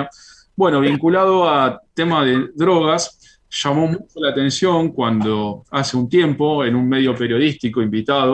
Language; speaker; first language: Spanish; native; Spanish